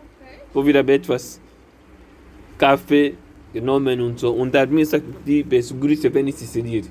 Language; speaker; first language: German; non-native, learner; Lingala